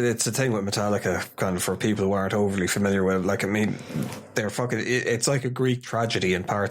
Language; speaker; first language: English; native; English